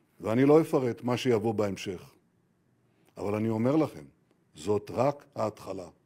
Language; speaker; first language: Hebrew; native; Hebrew